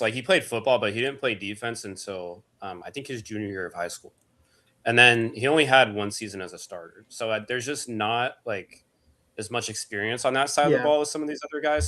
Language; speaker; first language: English; native; English